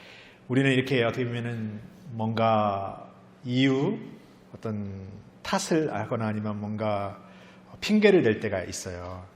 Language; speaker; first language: Korean; native; Korean